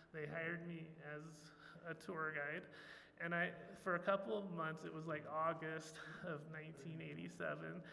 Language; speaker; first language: English; native; English